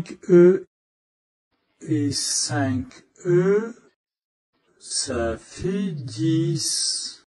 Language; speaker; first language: French; non-native, fluent; Chinese